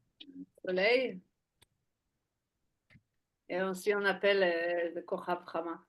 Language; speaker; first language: French; non-native, fluent; Hebrew